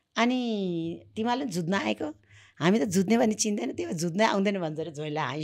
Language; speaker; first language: Nepali; non-native, local second language; Sherpa